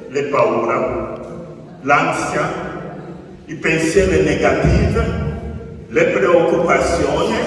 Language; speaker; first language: Italian; non-native, fluent; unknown